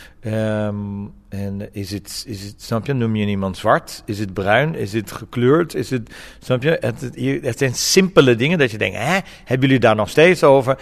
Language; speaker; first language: Dutch; non-native, fluent; Portuguese